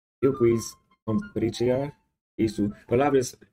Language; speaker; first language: Portuguese; non-native, learner; English